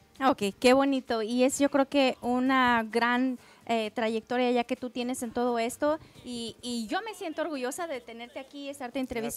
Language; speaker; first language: Spanish; native; Spanish